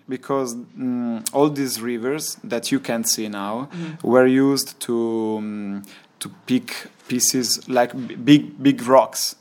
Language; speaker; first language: English; non-native, learner; Italian